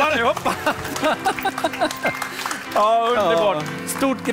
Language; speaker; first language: Swedish; native; Swedish